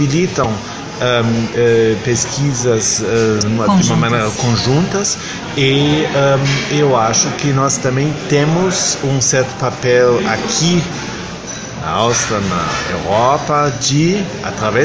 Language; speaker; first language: Portuguese; non-native, fluent; German